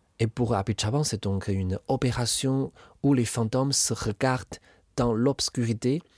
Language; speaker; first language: French; non-native, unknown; Chinese